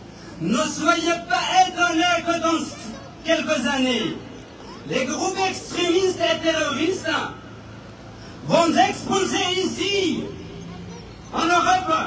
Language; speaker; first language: French; non-native, fluent; Persian